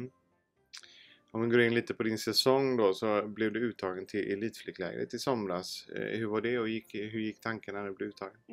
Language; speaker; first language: Swedish; native; Swedish